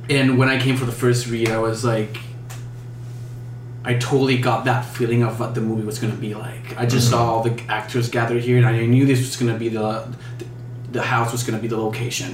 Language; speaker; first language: English; non-native, fluent; Spanish